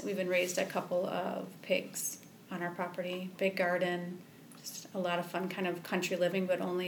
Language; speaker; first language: English; native; English